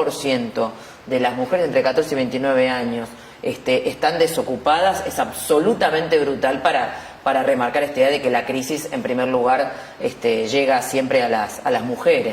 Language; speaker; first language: Spanish; native; Spanish